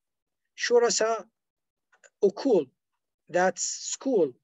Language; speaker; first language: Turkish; non-native, fluent; Arabic